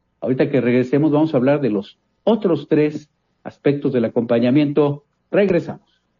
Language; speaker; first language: Spanish; native; Spanish